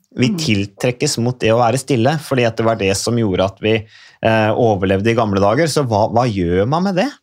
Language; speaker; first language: Norwegian; native; Norwegian